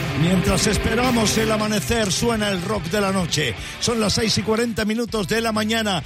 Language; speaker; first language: Spanish; native; Spanish